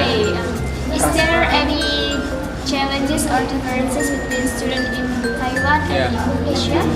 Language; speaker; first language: English; non-native, learner; Indonesian